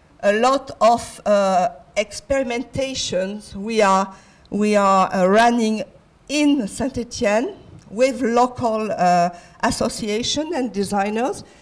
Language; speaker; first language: English; non-native, fluent; French